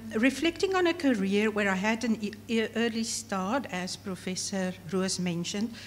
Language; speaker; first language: English; non-native, local second language; Afrikaans